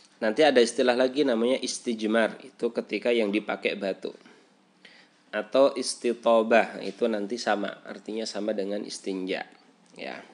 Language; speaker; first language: Indonesian; native; Indonesian